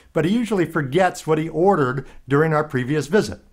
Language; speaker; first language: English; native; English